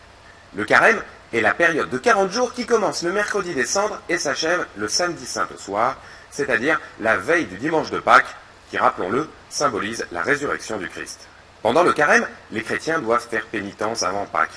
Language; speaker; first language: French; native; French